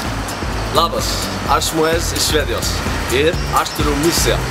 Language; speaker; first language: Lithuanian; non-native, learner; Swedish